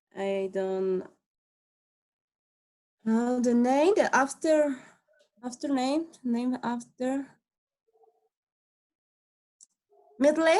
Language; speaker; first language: English; non-native, learner; Spanish